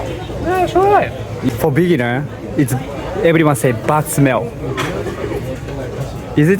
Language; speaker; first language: English; non-native, learner; Japanese